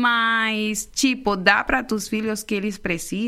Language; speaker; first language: Portuguese; non-native, fluent; Spanish